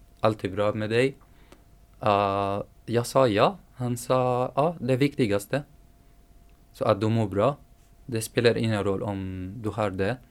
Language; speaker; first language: Swedish; non-native, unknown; Arabic